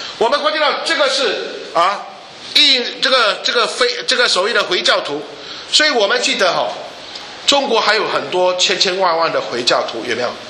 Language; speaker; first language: Chinese; native; Chinese